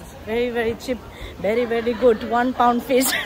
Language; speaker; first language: English; non-native, learner; Nepali